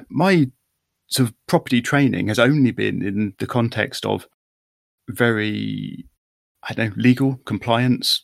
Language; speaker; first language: English; native; English